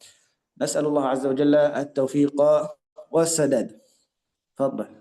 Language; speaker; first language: Arabic; native; Arabic